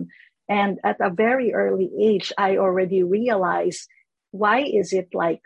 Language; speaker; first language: English; non-native, local second language; Filipino